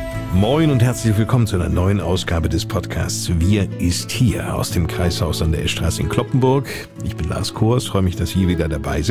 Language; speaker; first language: German; native; German